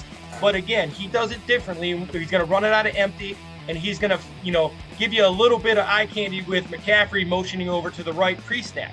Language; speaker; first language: English; native; English